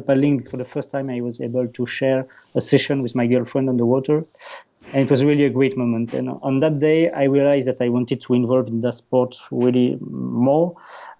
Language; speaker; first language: English; non-native, fluent; French